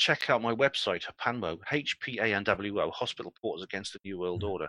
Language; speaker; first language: English; native; English